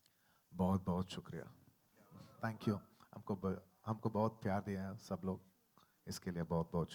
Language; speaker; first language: Hindi; non-native, local second language; Telugu